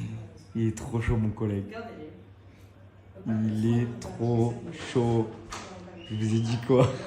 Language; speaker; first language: French; native; French